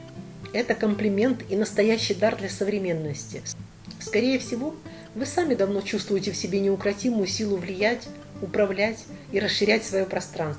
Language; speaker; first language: Russian; native; Russian